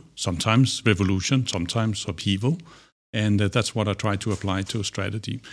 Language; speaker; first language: English; non-native, fluent; Danish